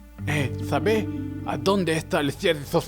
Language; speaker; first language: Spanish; non-native, learner; French